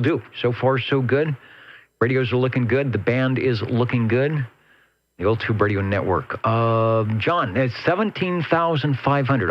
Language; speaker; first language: English; native; English